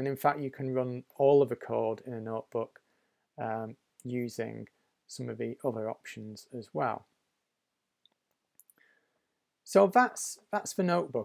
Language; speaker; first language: English; native; English